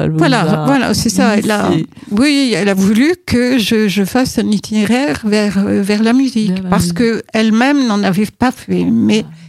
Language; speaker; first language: French; native; French